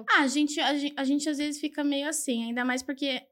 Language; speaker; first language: Portuguese; early bilingual, other home language; Spanish